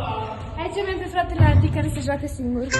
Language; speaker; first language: Romanian; early bilingual, heritage; Romanian